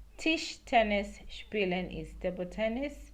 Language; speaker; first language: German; non-native, learner; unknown